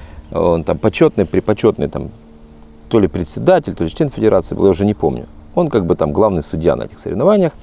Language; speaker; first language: Russian; native; Russian